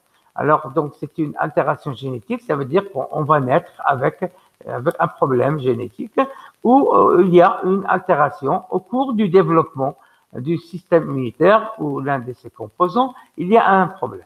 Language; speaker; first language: French; non-native, local second language; Arabic